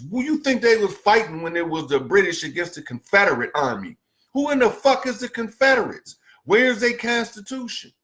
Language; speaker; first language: English; native; English